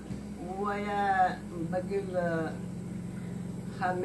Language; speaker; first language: Hebrew; non-native, learner; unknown